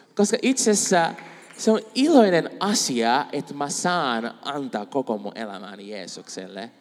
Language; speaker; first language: Finnish; non-native, fluent; Spanish